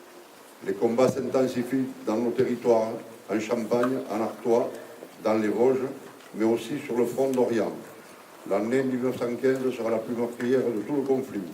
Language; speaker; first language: French; native; French